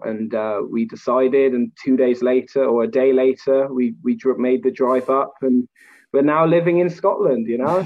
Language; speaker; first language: English; native; English